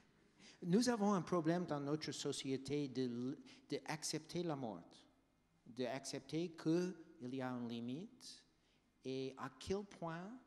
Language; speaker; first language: French; non-native, fluent; English